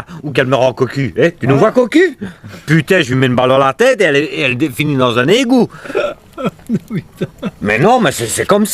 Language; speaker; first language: French; native; French